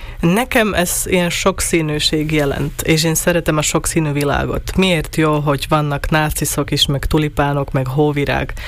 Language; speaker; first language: Hungarian; non-native, local second language; Slovak